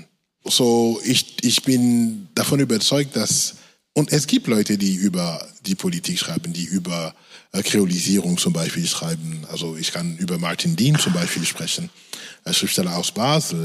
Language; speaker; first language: German; non-native, fluent; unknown